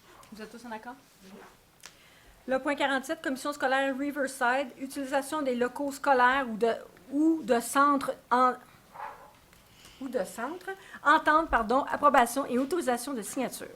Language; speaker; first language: French; native; French